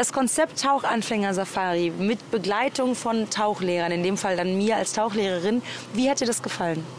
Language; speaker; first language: German; native; German